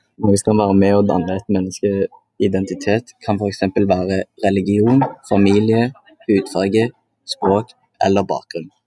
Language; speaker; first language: Norwegian; early bilingual, other home language; Indonesian